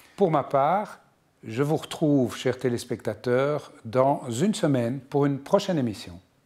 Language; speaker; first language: French; non-native, local second language; Arabic